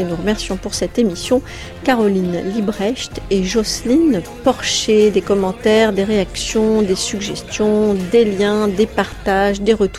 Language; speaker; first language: French; native; French